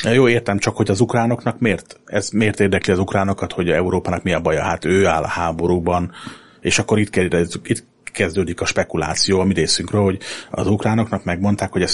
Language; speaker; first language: Hungarian; native; Hungarian